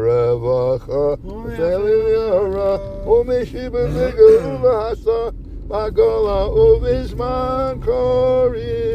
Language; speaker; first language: Hebrew; non-native, fluent; English